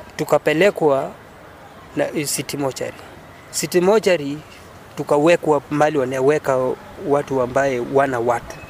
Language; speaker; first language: Swahili; non-native, local second language; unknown